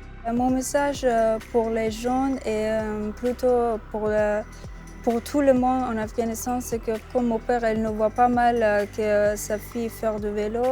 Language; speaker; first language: French; non-native, learner; Persian